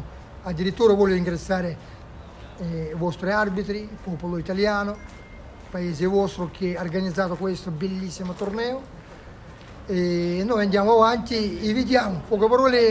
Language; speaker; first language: Italian; non-native, learner; Russian